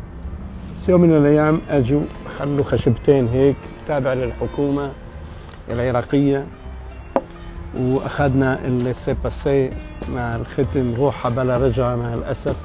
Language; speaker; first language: Arabic; early bilingual, heritage; Arabic